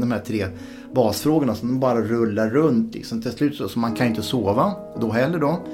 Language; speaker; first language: Swedish; native; Swedish